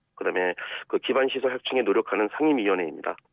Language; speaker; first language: Korean; native; Korean